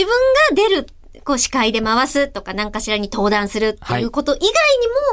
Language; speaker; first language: Japanese; native; Japanese